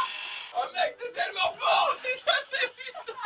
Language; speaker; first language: French; native; French